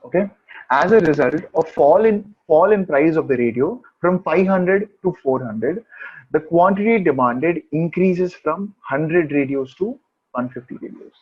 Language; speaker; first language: English; non-native, local second language; Hindi